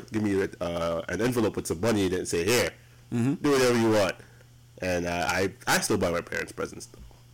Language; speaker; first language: English; early bilingual, other home language; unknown